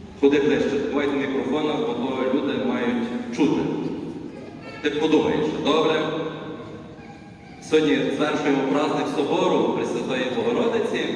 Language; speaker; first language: Ukrainian; native; Ukrainian